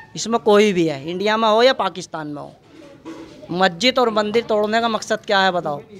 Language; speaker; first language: Hindi; native; Hindi